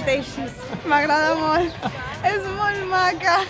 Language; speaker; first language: Catalan; non-native, fluent; Spanish